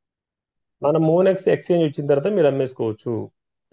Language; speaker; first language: Telugu; native; Telugu